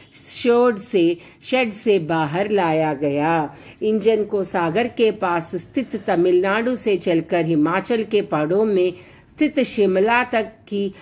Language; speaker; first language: Hindi; non-native, local second language; Telugu